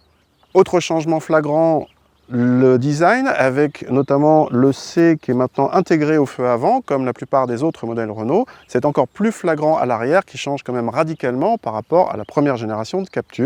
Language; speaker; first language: French; native; French